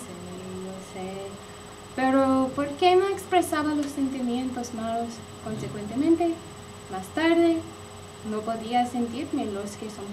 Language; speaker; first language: Spanish; non-native, learner; English